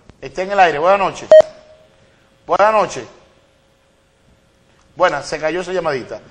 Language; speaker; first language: Spanish; native; Spanish